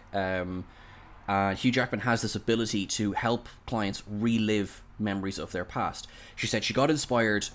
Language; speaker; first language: English; native; English